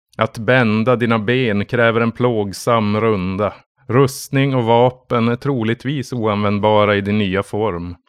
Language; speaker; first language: Swedish; native; Swedish